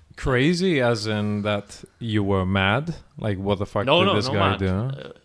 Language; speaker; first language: English; non-native, fluent; Greek